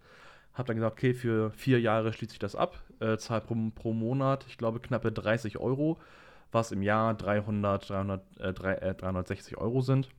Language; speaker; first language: German; native; German